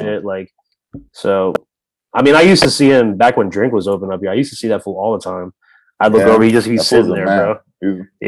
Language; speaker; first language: English; native; English